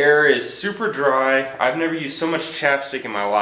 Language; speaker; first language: English; native; English